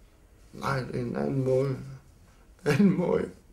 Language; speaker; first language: Danish; non-native, local second language; Kalaallisut